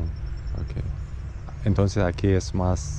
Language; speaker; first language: Spanish; non-native, learner; Romanian